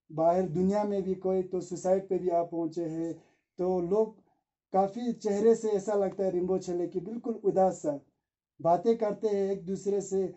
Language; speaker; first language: Hindi; non-native, local second language; Ladakhi